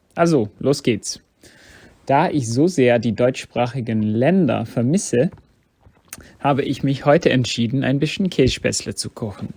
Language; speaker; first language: German; non-native, fluent; English